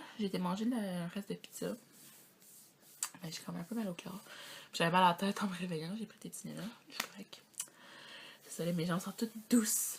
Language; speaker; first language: French; native; French